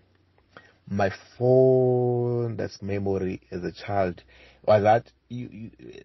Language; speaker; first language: English; non-native, local second language; Xhosa